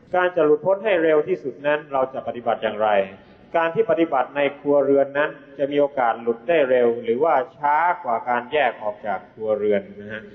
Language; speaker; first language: Thai; native; Thai